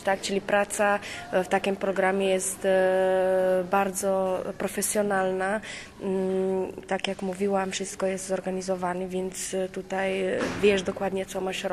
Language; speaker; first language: Polish; non-native, fluent; Slovenian